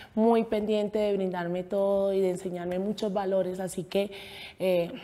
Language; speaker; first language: Spanish; native; Spanish